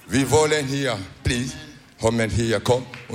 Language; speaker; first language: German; non-native, learner; French